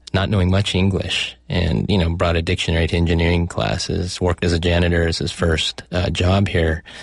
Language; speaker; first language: English; early bilingual, other home language; Chinese